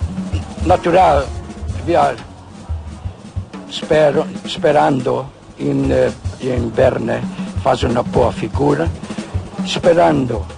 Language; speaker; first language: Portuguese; non-native, learner; Hungarian